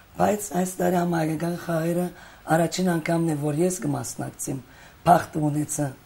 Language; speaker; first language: Armenian; early bilingual, heritage; Armenian